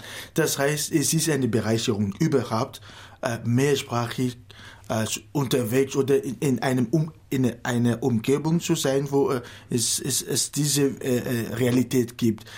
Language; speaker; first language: German; non-native, fluent; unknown